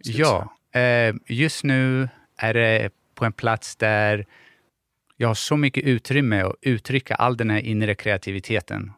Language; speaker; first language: Swedish; early bilingual, other home language; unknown